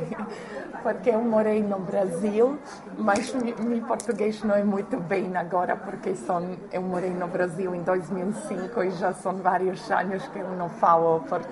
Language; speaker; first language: Portuguese; non-native, fluent; Croatian